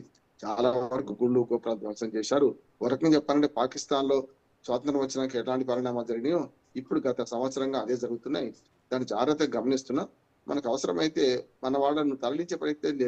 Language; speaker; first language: Telugu; native; Telugu